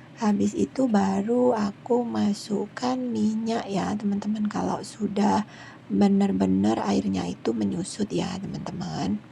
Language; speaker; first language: Indonesian; non-native, local second language; Javanese